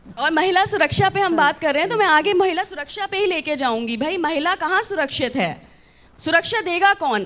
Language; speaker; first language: Hindi; native; Hindi